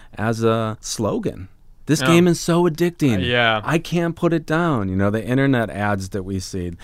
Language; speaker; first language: English; native; English